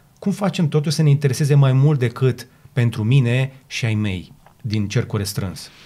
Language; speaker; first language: Romanian; native; Romanian